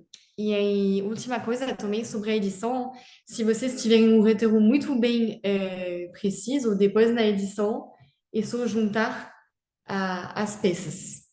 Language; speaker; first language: Portuguese; non-native, fluent; French